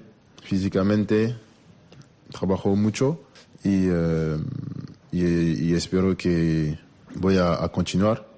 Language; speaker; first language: Spanish; non-native, learner; French